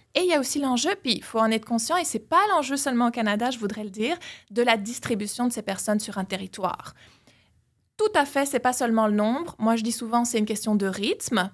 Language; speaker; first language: French; native; French